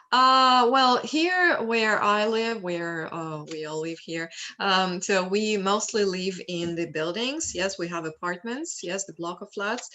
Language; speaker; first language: English; non-native, fluent; Russian